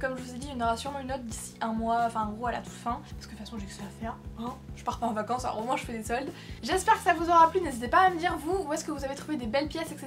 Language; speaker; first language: French; native; French